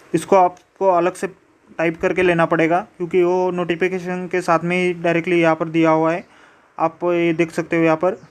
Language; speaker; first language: Hindi; non-native, local second language; Marathi